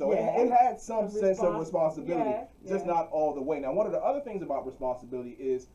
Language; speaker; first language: English; native; English